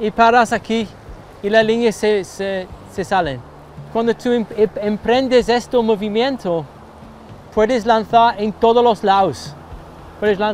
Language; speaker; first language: Spanish; non-native, learner; English